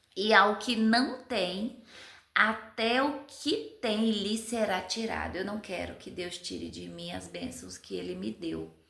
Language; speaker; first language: Portuguese; native; Portuguese